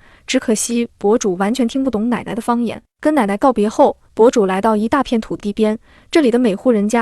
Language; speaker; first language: Chinese; native; Chinese